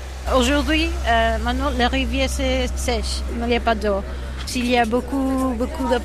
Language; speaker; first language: French; non-native, learner; Catalan